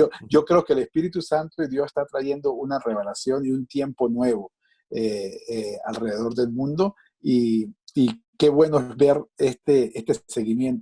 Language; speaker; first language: Spanish; native; Spanish